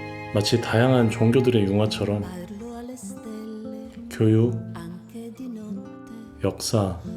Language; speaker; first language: Korean; native; Korean